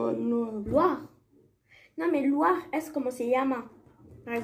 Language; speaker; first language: French; non-native, fluent; Spanish